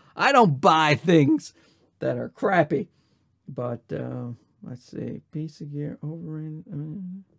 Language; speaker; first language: English; native; English